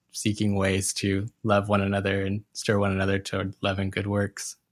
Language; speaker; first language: English; native; English